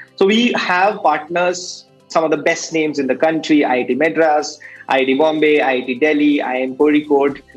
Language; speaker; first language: English; non-native, local second language; Malayalam